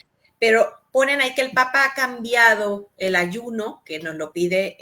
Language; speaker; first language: Spanish; native; Spanish